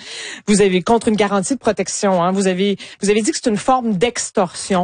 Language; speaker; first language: French; native; French